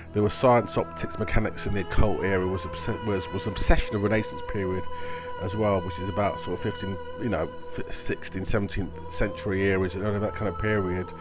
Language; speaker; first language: English; native; English